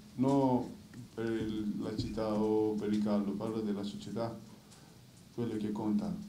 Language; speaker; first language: Italian; non-native, fluent; Greek